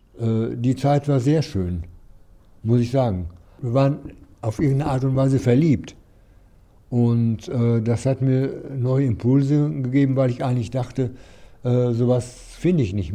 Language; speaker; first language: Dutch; non-native, learner; German